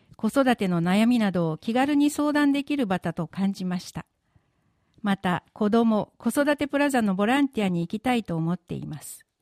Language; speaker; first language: Japanese; native; Japanese